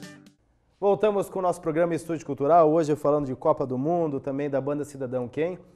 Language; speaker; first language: Portuguese; native; Portuguese